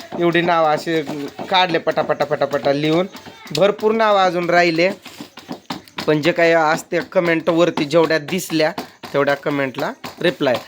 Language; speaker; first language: Marathi; native; Marathi